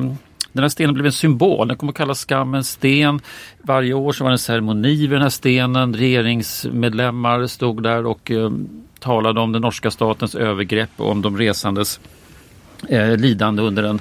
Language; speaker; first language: Swedish; native; Swedish